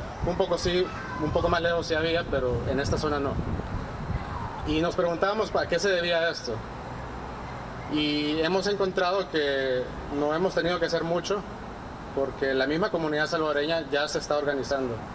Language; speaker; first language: Spanish; native; Spanish